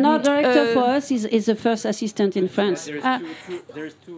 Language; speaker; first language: English; non-native, fluent; French